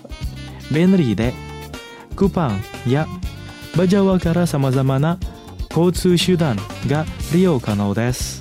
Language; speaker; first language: Japanese; non-native, fluent; Indonesian